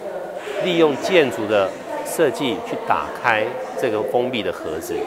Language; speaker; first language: Chinese; native; Chinese